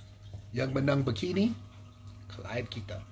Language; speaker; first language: Indonesian; non-native, learner; English